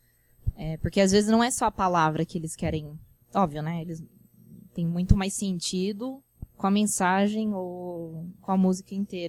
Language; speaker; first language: Portuguese; early bilingual, heritage; Portuguese